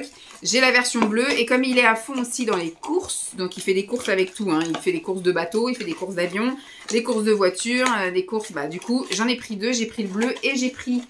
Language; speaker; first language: French; native; French